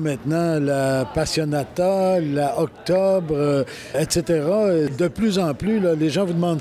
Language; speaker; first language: French; native; French